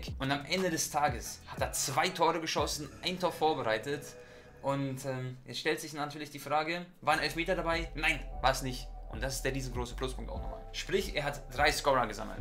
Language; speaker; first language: German; native; German